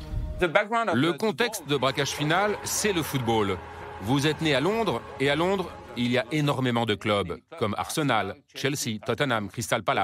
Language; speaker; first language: French; native; French